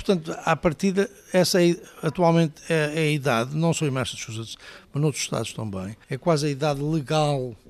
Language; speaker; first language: Portuguese; native; Portuguese